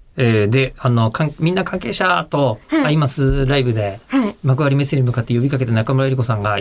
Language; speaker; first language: Japanese; native; Japanese